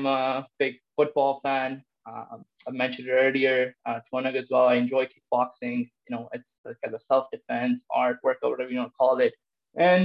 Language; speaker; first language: English; non-native, local second language; Punjabi